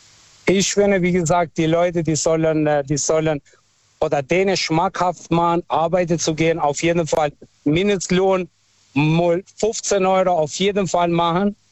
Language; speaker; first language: German; early bilingual, other home language; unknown